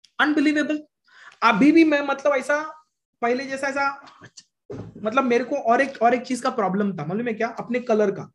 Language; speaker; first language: Hindi; non-native, local second language; Marathi